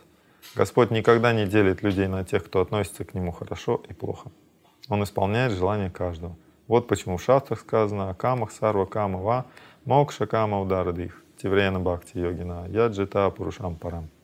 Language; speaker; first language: Russian; native; Russian